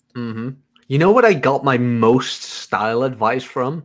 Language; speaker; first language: English; non-native, fluent; Dutch